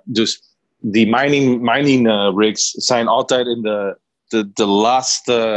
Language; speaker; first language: Dutch; non-native, learner; Spanish